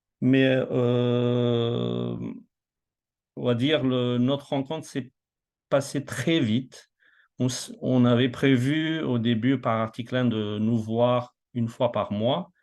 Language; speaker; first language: French; non-native, local second language; Malagasy